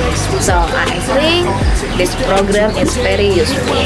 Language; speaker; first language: English; non-native, learner; Indonesian